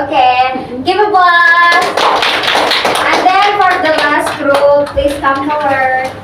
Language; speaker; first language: English; non-native, learner; Indonesian